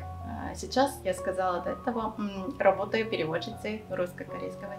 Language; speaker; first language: Russian; non-native, fluent; Korean